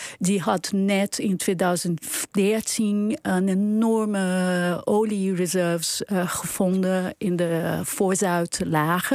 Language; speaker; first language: Dutch; non-native, fluent; Portuguese